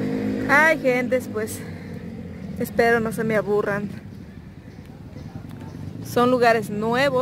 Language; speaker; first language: Spanish; native; Spanish